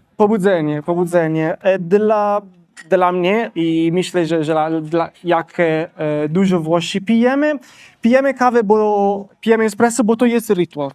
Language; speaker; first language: Polish; non-native, learner; Italian